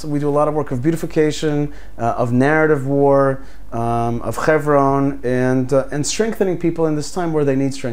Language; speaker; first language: English; early bilingual, other home language; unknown